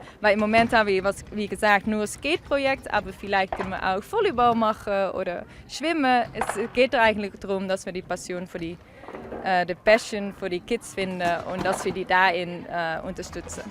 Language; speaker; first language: German; non-native, fluent; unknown